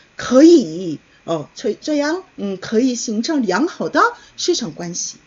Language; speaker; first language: Chinese; non-native, fluent; Korean